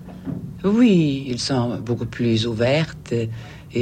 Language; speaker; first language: French; non-native, fluent; Swedish